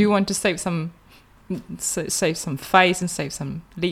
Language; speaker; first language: English; non-native, fluent; Chinese